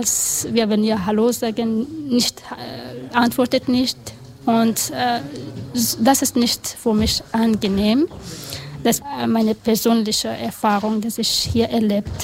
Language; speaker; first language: German; non-native, learner; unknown